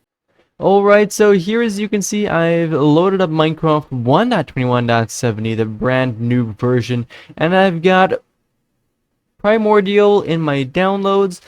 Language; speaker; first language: English; non-native, fluent; Dutch